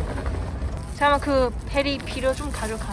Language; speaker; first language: Korean; non-native, fluent; Cantonese